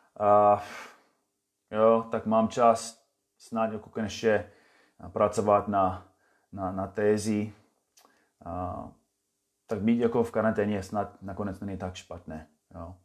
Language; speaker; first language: Czech; non-native, fluent; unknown